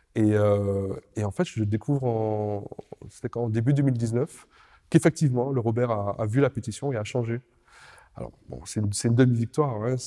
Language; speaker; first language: French; native; French